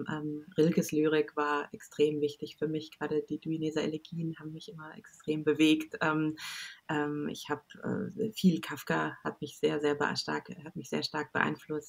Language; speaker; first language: German; native; German